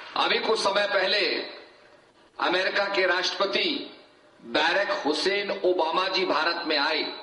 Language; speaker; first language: Hindi; native; Hindi